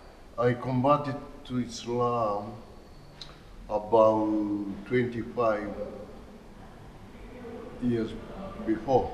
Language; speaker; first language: English; non-native, learner; Japanese